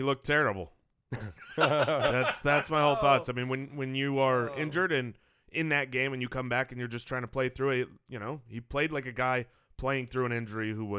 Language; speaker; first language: English; native; English